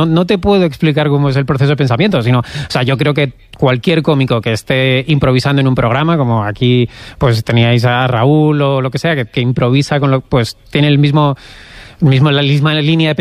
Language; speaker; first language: Spanish; native; Spanish